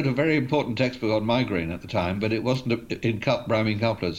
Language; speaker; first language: English; native; English